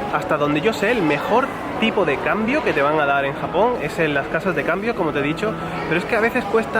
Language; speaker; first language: Spanish; native; Spanish